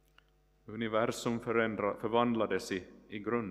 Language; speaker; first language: Swedish; non-native, local second language; Finnish